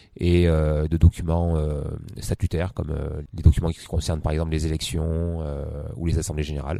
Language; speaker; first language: French; native; French